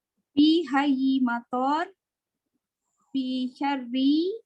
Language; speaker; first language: Arabic; non-native, learner; Malay